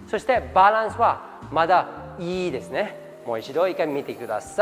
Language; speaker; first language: Japanese; non-native, fluent; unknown